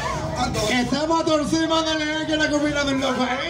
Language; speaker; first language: Spanish; native; Spanish